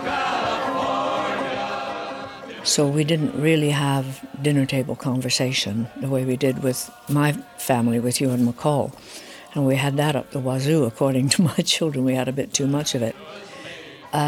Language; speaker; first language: English; native; English